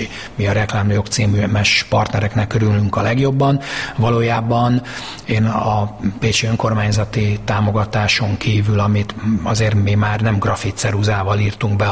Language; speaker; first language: Hungarian; native; Hungarian